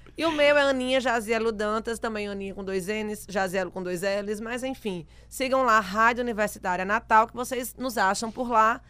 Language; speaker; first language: Portuguese; native; Portuguese